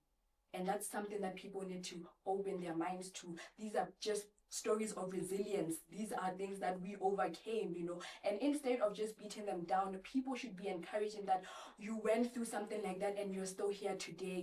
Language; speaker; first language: English; non-native, local second language; Southern Sotho